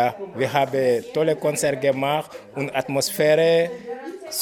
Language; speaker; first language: German; non-native, learner; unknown